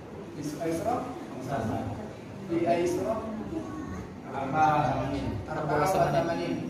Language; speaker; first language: Arabic; non-native, learner; Indonesian